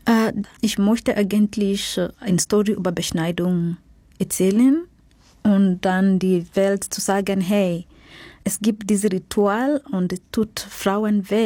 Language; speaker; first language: German; non-native, fluent; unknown